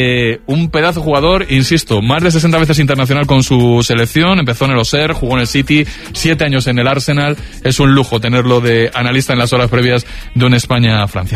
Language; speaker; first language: Spanish; native; Spanish